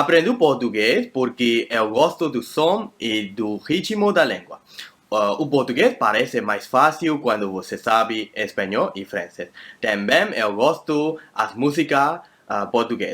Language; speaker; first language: Portuguese; non-native, learner; Burmese